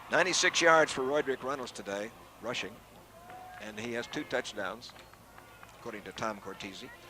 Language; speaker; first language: English; native; English